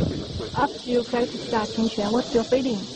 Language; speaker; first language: English; non-native, learner; Chinese